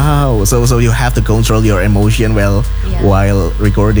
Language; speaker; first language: English; non-native, fluent; Indonesian